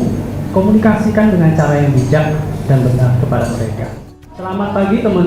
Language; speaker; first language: Indonesian; native; Indonesian